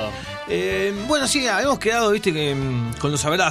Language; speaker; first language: Spanish; native; Spanish